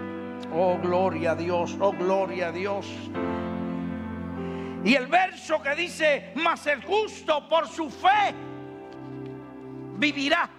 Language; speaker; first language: Spanish; native; Spanish